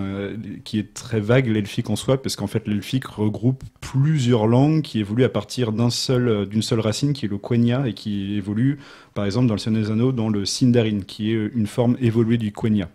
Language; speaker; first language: French; native; French